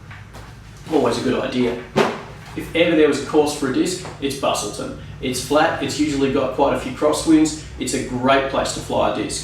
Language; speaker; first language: English; native; English